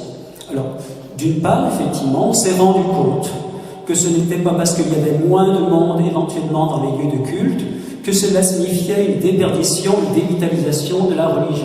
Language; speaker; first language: French; native; French